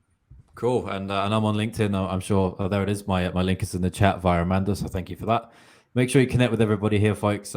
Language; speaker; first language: English; native; English